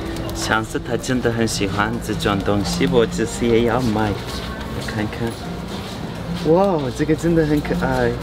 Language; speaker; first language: Chinese; non-native, learner; Turkish